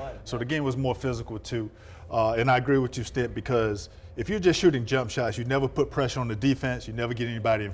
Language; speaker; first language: English; native; English